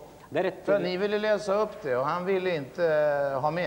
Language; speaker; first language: Swedish; native; Swedish